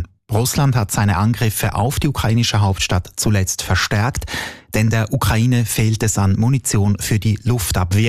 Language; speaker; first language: German; native; German